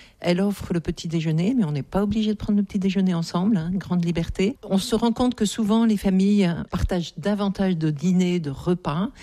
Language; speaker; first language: French; native; French